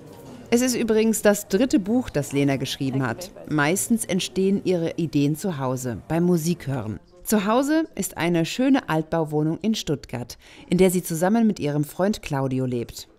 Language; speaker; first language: German; native; German